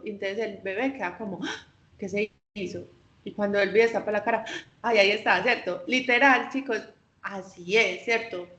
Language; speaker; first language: Spanish; native; Spanish